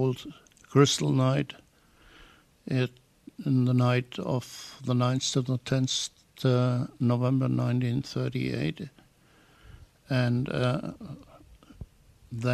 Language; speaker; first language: English; non-native, fluent; German